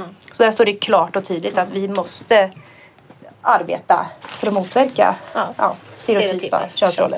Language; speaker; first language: Swedish; native; Swedish